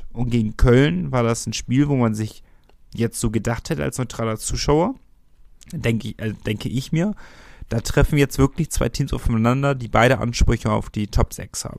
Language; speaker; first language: German; native; German